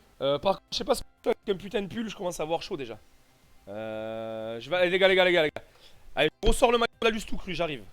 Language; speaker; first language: French; native; French